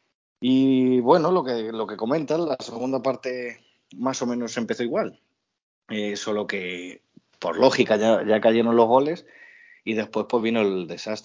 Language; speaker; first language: Spanish; native; Spanish